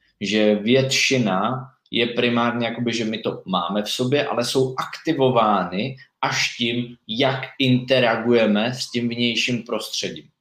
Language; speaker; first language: Czech; native; Czech